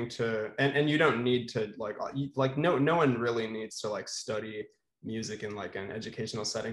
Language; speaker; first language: English; non-native, local second language; Filipino